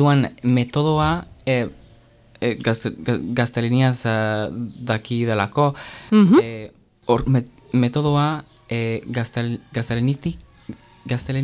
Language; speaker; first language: Basque; non-native, learner; French